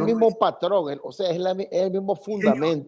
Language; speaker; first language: Spanish; native; Spanish